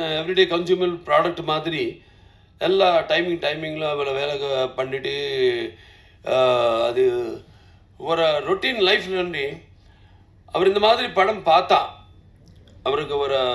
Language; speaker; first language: Tamil; non-native, learner; Telugu